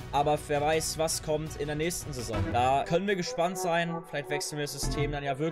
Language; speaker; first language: German; native; German